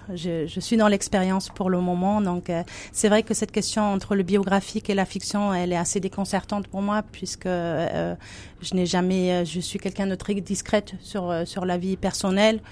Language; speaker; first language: French; non-native, fluent; German